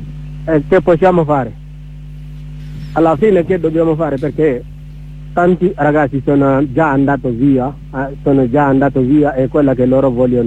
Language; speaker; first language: Italian; non-native, learner; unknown